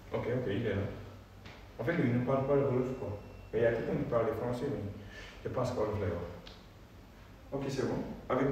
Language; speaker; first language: French; non-native, local second language; Wolof